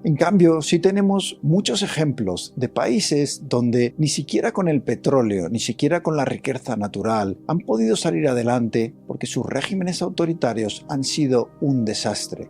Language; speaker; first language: Spanish; native; Spanish